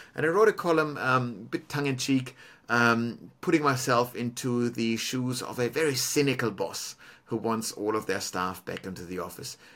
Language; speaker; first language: English; non-native, fluent; German